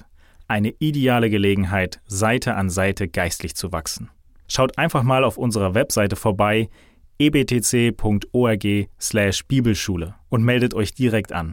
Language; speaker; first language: German; native; German